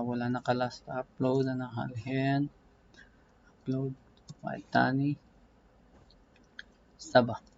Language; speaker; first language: Arabic; non-native, learner; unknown